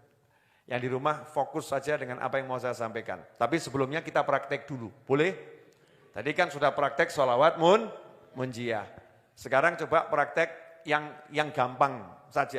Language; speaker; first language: Indonesian; native; Indonesian